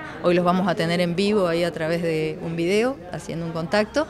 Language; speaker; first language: Spanish; native; Spanish